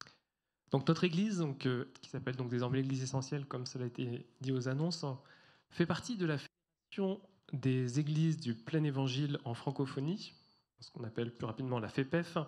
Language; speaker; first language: French; native; French